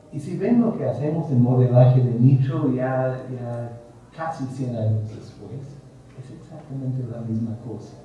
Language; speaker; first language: Spanish; non-native, fluent; English